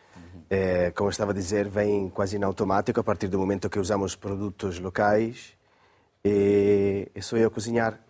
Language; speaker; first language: Portuguese; non-native, fluent; Italian